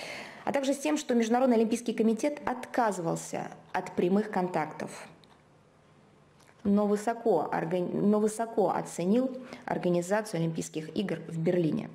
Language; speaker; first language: Russian; native; Russian